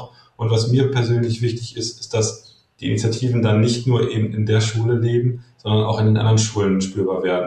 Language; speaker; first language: German; native; German